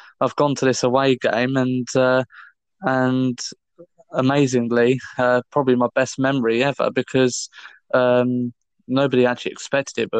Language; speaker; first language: English; native; English